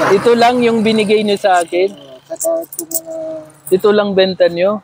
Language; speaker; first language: Filipino; non-native, learner; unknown